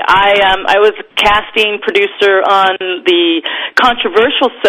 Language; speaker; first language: English; native; English